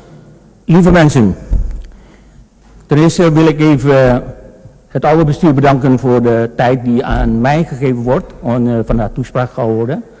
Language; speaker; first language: Dutch; non-native, fluent; Indonesian